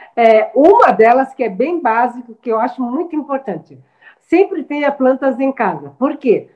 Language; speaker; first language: Portuguese; early bilingual, other home language; Chinese